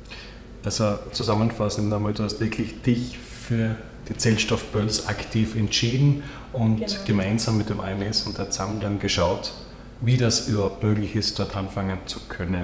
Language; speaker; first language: German; native; German